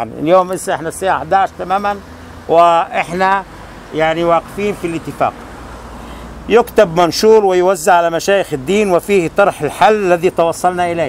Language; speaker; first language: Arabic; native; Arabic